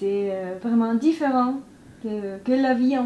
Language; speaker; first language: French; non-native, learner; Spanish